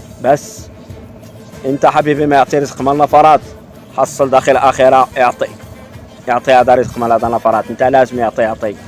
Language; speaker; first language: Arabic; non-native, learner; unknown